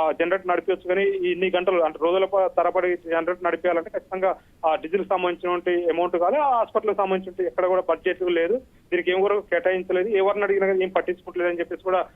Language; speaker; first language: Telugu; native; Telugu